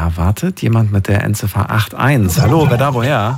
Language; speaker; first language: German; native; German